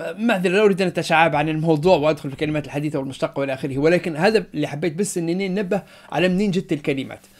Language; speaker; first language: Arabic; non-native, local second language; Berber languages